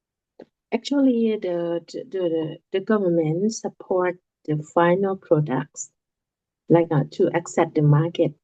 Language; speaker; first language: English; non-native, learner; Lao